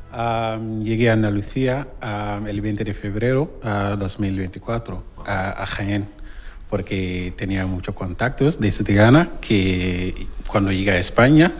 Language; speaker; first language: Spanish; non-native, fluent; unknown